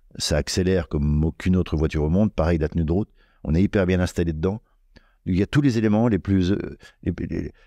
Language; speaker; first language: French; native; French